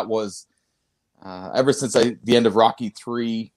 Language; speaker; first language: English; native; English